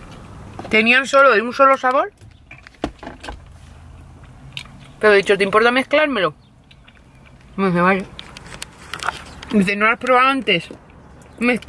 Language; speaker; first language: Spanish; native; Spanish